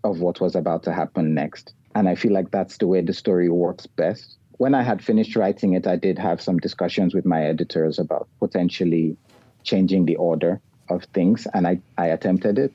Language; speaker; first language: English; non-native, local second language; Yoruba